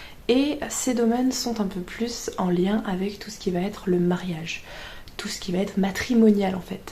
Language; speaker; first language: French; native; French